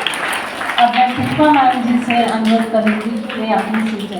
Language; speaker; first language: Hindi; non-native, local second language; Telugu